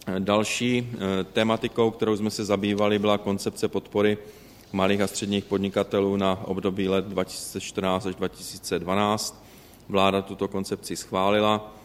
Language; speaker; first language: Czech; native; Czech